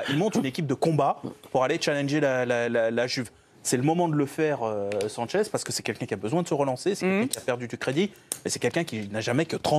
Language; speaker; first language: French; native; French